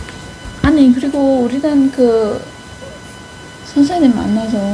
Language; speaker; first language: Korean; non-native, learner; Indonesian